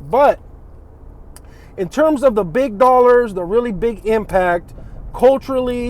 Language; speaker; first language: English; native; English